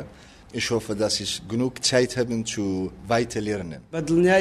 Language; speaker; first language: German; non-native, learner; Kurdish